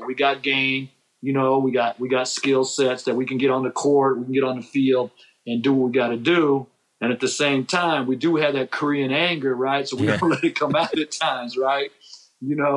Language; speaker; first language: English; native; English